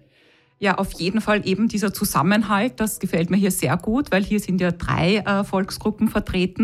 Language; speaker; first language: German; native; German